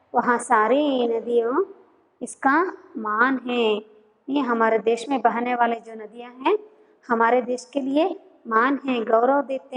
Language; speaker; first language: Hindi; non-native, local second language; Kannada